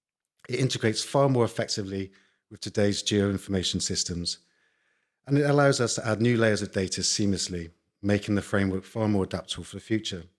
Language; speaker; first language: English; native; English